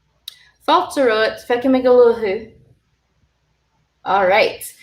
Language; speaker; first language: Irish; non-native, learner; English